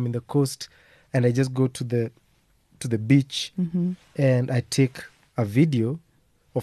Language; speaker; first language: English; non-native, local second language; Kamba